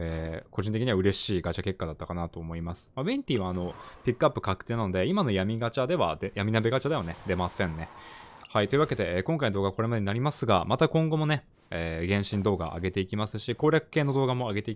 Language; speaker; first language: Japanese; native; Japanese